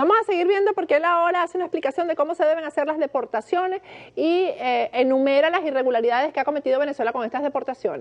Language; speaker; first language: Spanish; native; Spanish